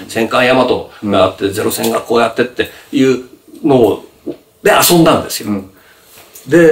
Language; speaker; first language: Japanese; native; Japanese